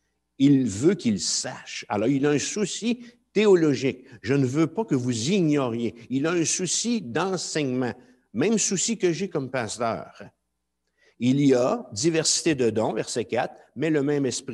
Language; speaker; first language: French; native; French